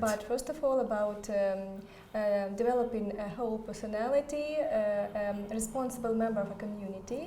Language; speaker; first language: English; non-native, fluent; Ukrainian